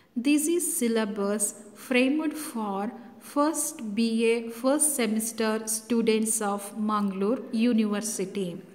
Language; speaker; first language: English; non-native, local second language; Kannada